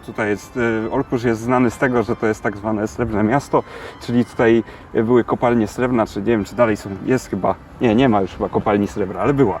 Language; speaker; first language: Polish; non-native, fluent; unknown